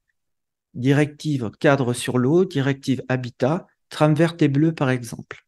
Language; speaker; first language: French; native; French